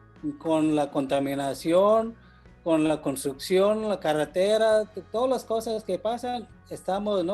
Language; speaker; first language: Spanish; non-native, fluent; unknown